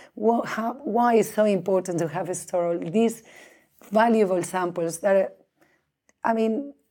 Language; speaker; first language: English; non-native, fluent; Spanish